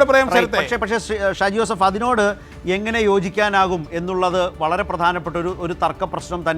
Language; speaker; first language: Malayalam; native; Malayalam